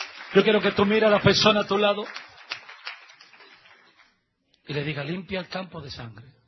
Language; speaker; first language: Spanish; native; Spanish